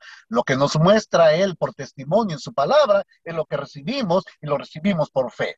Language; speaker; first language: Spanish; native; Spanish